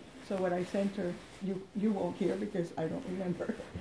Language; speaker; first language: English; native; English